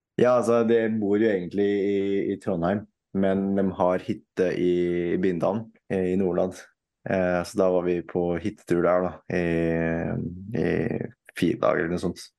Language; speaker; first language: Norwegian; early bilingual, other home language; Filipino